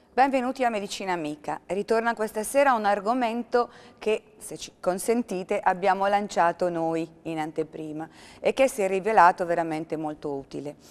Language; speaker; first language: Italian; native; Italian